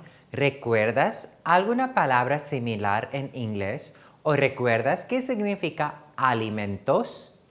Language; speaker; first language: Spanish; non-native, fluent; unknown